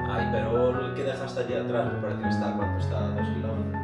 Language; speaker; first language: Spanish; native; Spanish